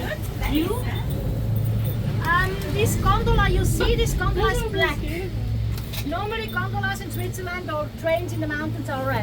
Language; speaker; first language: English; non-native, learner; German